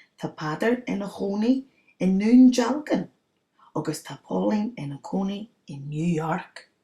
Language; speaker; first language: Irish; non-native, local second language; English